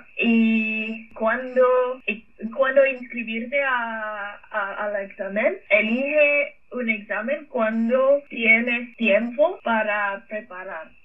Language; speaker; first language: Spanish; non-native, fluent; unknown